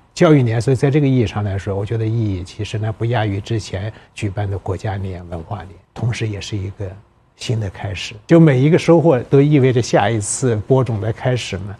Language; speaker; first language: Chinese; native; Chinese